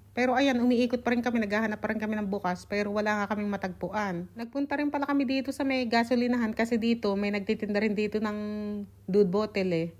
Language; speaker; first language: Filipino; native; Filipino